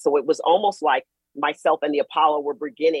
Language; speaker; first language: English; native; English